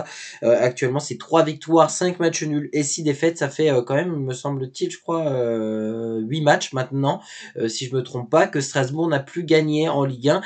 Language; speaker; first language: French; native; French